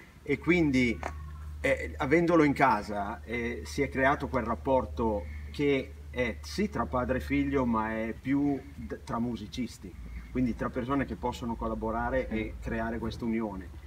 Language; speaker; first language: Italian; native; Italian